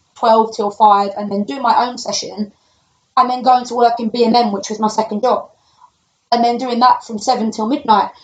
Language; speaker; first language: English; native; English